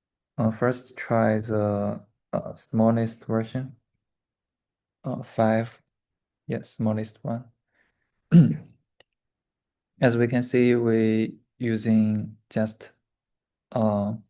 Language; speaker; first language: English; non-native, learner; Chinese